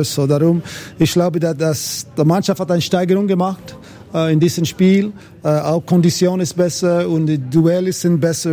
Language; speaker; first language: German; non-native, fluent; English